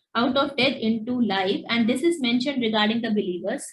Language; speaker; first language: English; non-native, local second language; Hindi